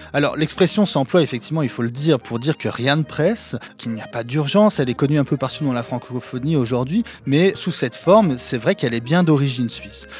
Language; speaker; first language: French; native; French